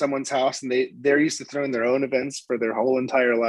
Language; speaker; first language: English; native; English